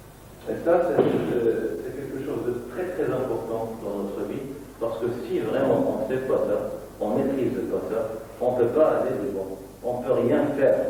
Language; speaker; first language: French; non-native, local second language; Arabic